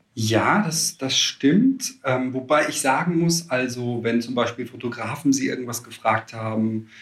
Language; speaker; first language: German; native; German